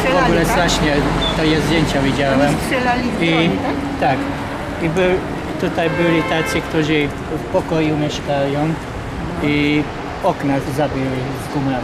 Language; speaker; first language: Polish; non-native, learner; Hungarian